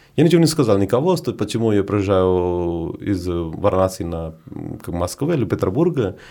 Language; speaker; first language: Russian; non-native, fluent; Hindi